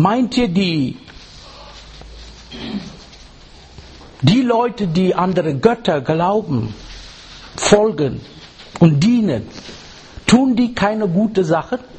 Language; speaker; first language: German; non-native, learner; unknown